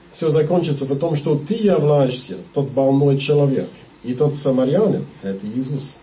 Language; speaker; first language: Russian; non-native, learner; English